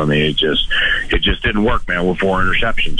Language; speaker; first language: English; native; English